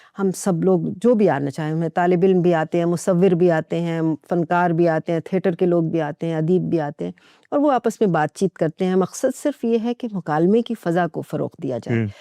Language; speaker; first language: Urdu; non-native, local second language; Punjabi